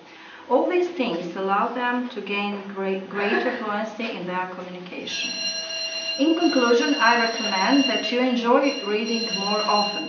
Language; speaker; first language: English; non-native, fluent; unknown